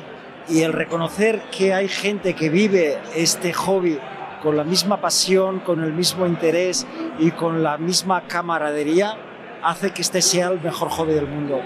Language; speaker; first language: Spanish; native; Spanish